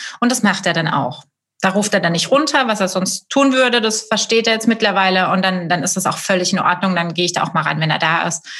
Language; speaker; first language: German; native; German